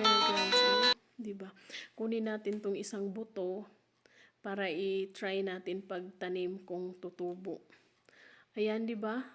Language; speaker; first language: Filipino; native; Filipino